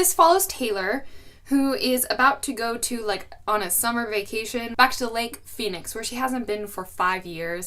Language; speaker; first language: English; native; English